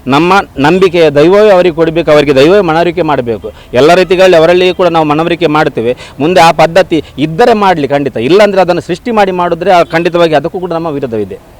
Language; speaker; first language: Kannada; non-native, local second language; Tulu